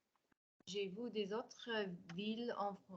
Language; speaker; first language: French; non-native, learner; English